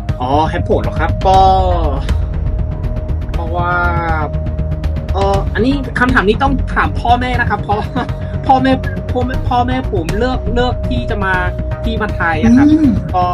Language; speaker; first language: Thai; early bilingual, other home language; Korean